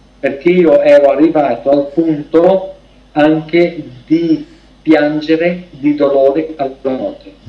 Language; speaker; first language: Italian; non-native, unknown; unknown